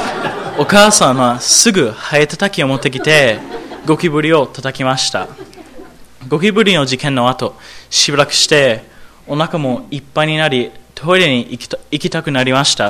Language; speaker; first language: Japanese; non-native, learner; English